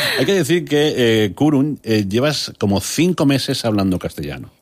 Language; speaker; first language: Spanish; native; Spanish